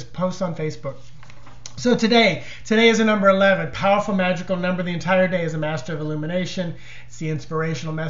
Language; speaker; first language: English; native; English